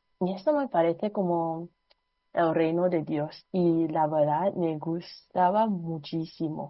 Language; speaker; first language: Spanish; non-native, fluent; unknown